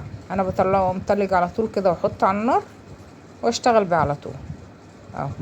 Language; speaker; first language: Arabic; native; Arabic